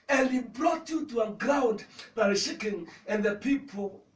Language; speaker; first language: English; non-native, local second language; Swahili